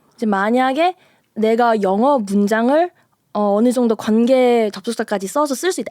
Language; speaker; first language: Korean; early bilingual, heritage; Korean